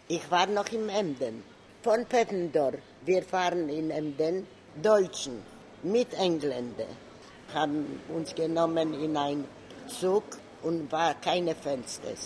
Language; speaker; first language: German; non-native, learner; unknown